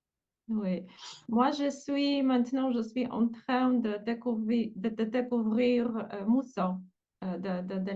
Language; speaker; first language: French; non-native, fluent; Polish